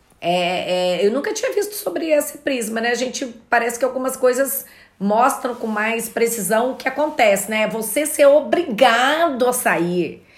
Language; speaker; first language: Portuguese; native; Portuguese